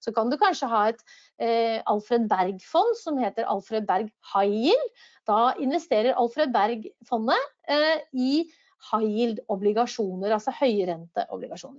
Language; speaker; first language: Norwegian; native; Norwegian